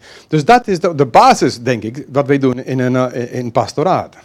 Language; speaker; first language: Dutch; non-native, fluent; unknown